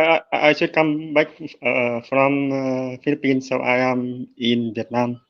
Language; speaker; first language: English; non-native, learner; Vietnamese